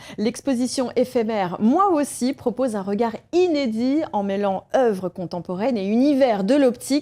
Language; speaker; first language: French; native; French